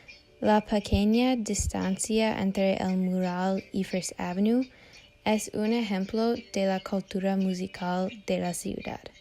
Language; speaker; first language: Spanish; non-native, learner; English